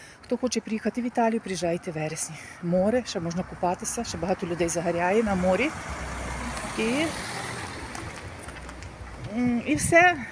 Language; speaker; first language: Ukrainian; native; Ukrainian